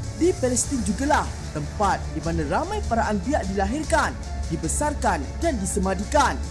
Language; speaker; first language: Malay; native; Malay